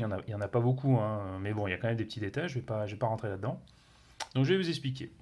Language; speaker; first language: French; native; French